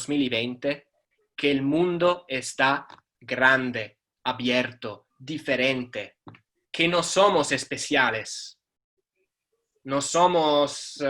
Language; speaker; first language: Spanish; non-native, fluent; Italian